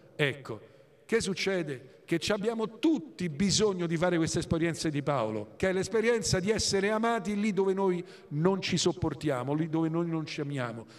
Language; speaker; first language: Italian; native; Italian